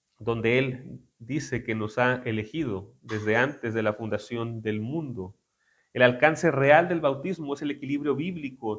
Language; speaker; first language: Spanish; native; Spanish